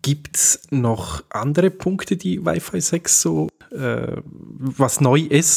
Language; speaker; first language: German; native; German